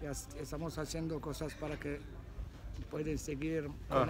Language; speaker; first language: Spanish; non-native, learner; Arabic